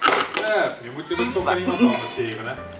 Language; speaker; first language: Dutch; native; Dutch